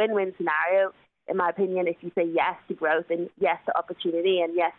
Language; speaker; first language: English; native; English